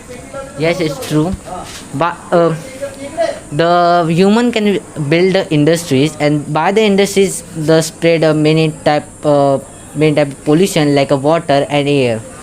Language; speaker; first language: English; non-native, learner; Marathi